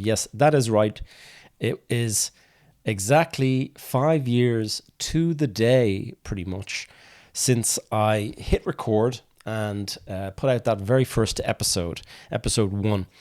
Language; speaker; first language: English; native; English